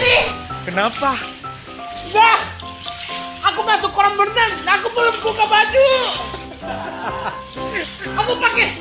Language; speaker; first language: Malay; non-native, fluent; Japanese